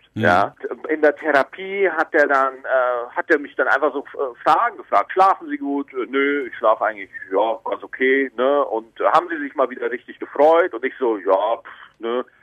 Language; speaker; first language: German; native; German